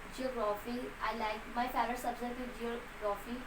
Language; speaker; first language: English; non-native, learner; Hindi